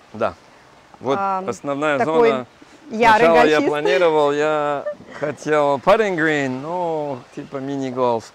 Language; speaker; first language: Russian; non-native, fluent; English